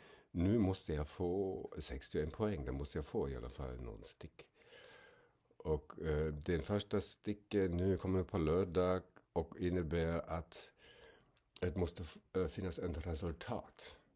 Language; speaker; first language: Swedish; non-native, fluent; German